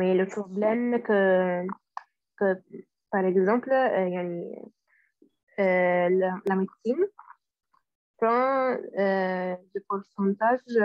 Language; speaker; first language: French; non-native, learner; Arabic